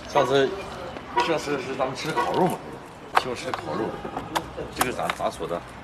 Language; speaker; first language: Chinese; native; Chinese